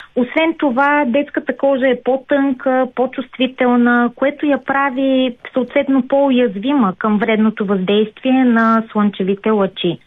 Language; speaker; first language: Bulgarian; native; Bulgarian